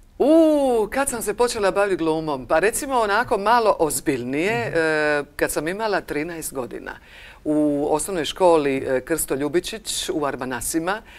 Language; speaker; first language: Croatian; native; Croatian